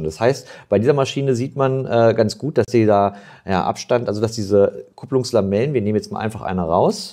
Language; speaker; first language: German; native; German